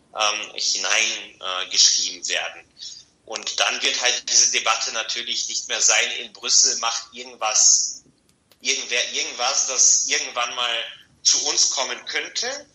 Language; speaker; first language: German; non-native, fluent; Bulgarian